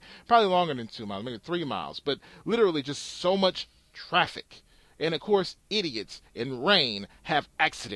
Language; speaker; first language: English; native; English